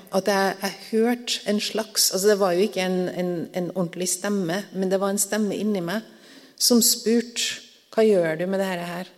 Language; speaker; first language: Norwegian; native; Norwegian